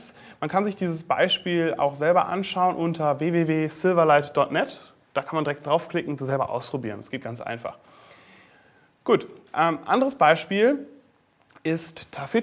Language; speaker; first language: German; native; German